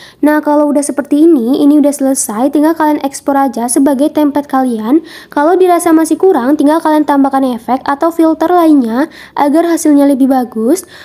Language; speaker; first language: Indonesian; non-native, local second language; Minangkabau